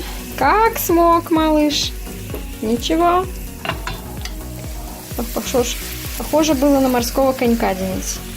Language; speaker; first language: Russian; native; Russian